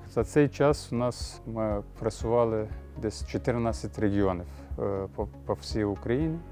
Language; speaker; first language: Ukrainian; non-native, learner; Turkish